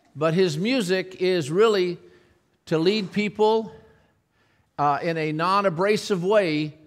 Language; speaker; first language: English; native; English